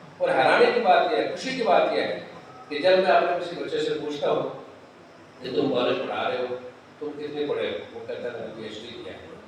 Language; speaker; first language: Urdu; native; Urdu